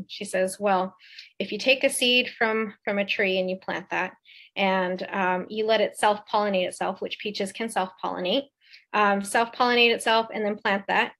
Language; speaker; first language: English; native; English